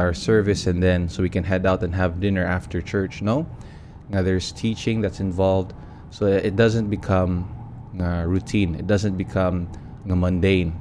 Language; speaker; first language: English; non-native, local second language; Cebuano